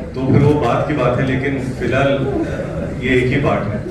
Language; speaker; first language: Hindi; non-native, local second language; Marathi